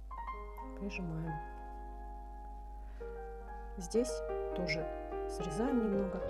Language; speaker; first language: Russian; native; Russian